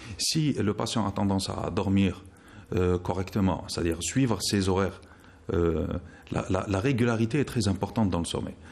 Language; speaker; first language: French; non-native, local second language; Arabic